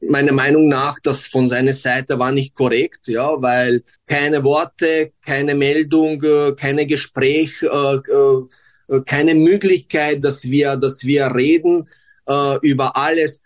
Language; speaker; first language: German; non-native, learner; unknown